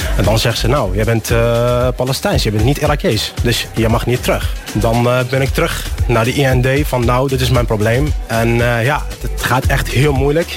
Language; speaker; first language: Dutch; non-native, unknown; Arabic